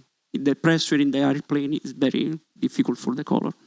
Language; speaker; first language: English; non-native, learner; Italian